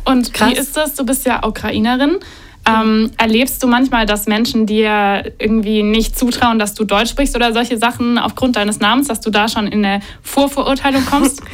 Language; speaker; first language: German; native; German